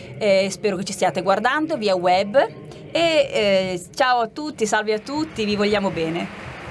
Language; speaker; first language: Italian; native; Italian